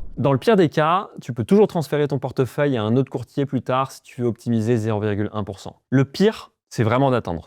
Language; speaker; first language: French; native; French